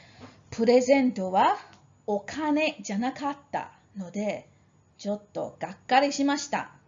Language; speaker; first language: Japanese; non-native, fluent; English